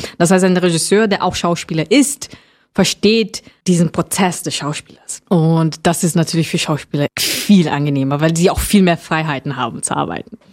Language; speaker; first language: German; non-native, fluent; Portuguese